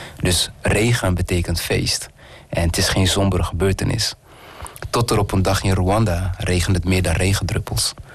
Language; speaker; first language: Dutch; early bilingual, other home language; Kinyarwanda